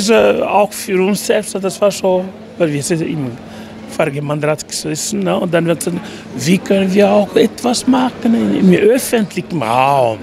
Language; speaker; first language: German; non-native, fluent; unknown